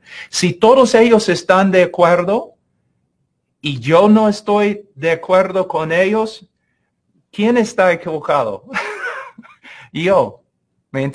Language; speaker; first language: Spanish; non-native, fluent; English